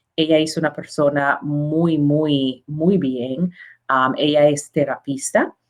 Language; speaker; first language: Spanish; non-native, learner; English